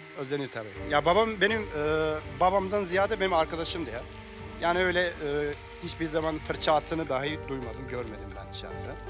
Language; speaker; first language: Turkish; non-native, local second language; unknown